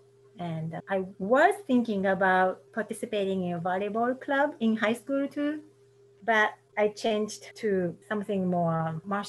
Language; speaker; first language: English; non-native, fluent; Japanese